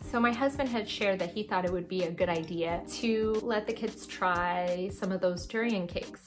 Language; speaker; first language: English; early bilingual, other home language; Cantonese